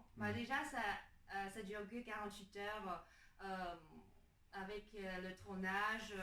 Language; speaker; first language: French; non-native, fluent; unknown